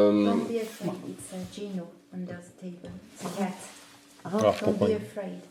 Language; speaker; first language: English; non-native, learner; French